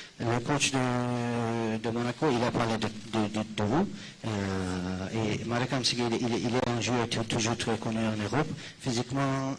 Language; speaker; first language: French; non-native, fluent; Turkish